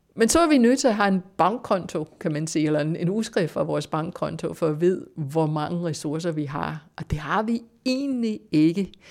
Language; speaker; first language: Danish; non-native, fluent; English